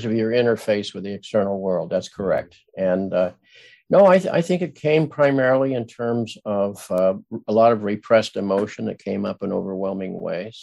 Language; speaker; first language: English; native; English